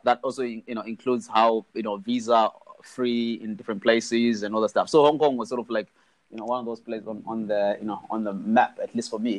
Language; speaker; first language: English; non-native, local second language; Shona